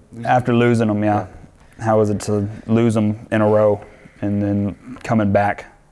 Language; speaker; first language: English; native; English